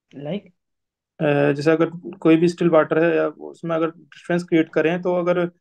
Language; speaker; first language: Hindi; native; Hindi